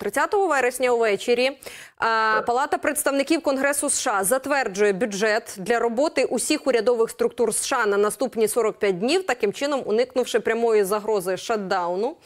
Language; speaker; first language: Ukrainian; native; Ukrainian